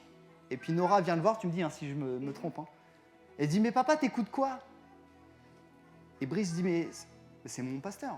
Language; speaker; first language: French; native; French